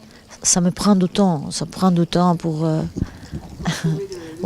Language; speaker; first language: French; non-native, fluent; Italian